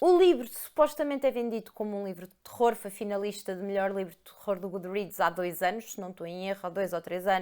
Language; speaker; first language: Portuguese; native; Portuguese